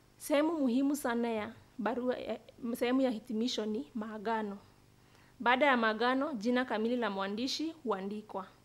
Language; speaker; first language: Swahili; non-native, local second language; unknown